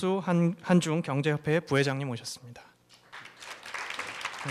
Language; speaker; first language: Korean; native; Korean